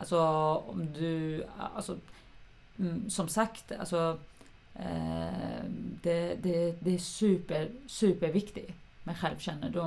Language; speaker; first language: Swedish; non-native, fluent; Persian